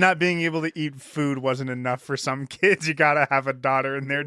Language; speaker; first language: English; native; English